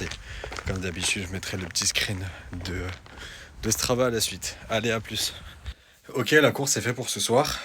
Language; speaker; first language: French; native; French